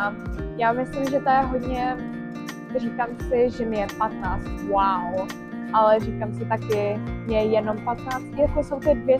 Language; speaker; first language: Czech; early bilingual, heritage; Czech